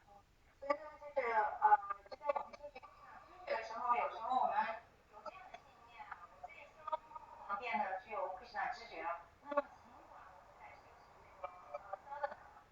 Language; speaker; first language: Chinese; native; Chinese